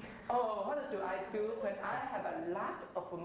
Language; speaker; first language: English; non-native, learner; Chinese